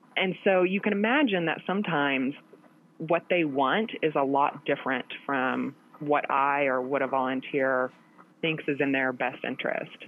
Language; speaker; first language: English; native; English